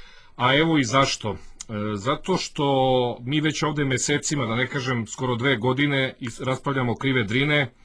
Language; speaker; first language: Serbian; native; Serbian